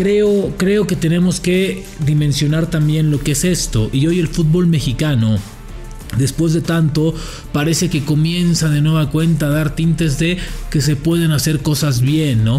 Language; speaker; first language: Spanish; native; Spanish